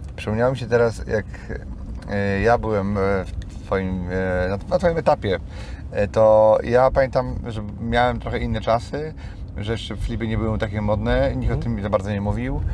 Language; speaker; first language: Polish; native; Polish